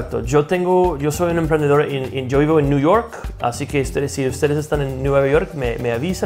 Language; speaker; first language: Spanish; non-native, fluent; English